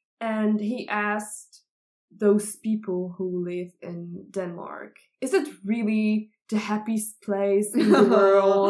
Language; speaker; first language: English; non-native, fluent; Czech